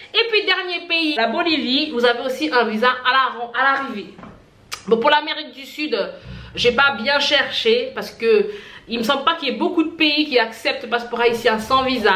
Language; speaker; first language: French; non-native, local second language; Haitian Creole